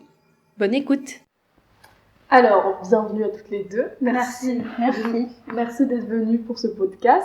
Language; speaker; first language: French; native; French